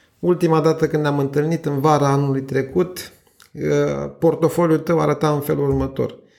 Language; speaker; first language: Romanian; native; Romanian